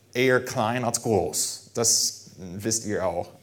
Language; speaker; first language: German; non-native, fluent; English